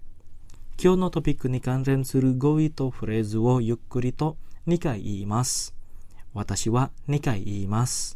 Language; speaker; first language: Japanese; non-native, fluent; Indonesian